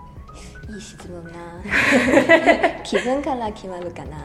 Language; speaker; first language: Japanese; non-native, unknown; Chinese